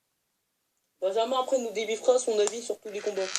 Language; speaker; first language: French; native; French